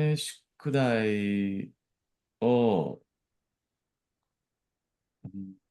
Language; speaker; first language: Japanese; non-native, learner; English